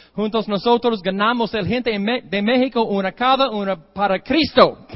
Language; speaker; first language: Spanish; non-native, learner; English